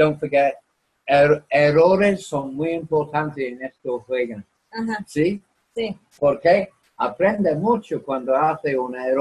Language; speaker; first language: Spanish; non-native, learner; English